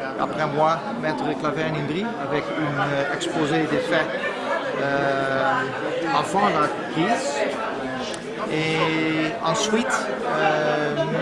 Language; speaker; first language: French; non-native, fluent; Dutch